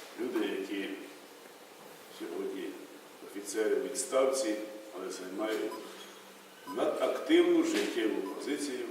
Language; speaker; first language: Ukrainian; native; Ukrainian